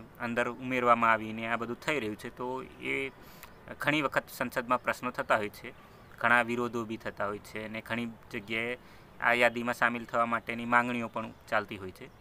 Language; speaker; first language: Gujarati; non-native, local second language; Rathawi